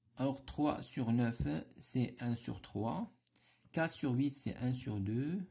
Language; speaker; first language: French; non-native, local second language; Arabic